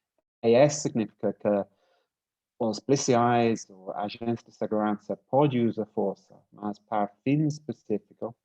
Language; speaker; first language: Portuguese; non-native, learner; English